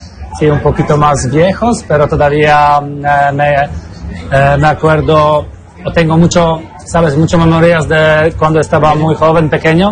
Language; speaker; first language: Spanish; non-native, fluent; Polish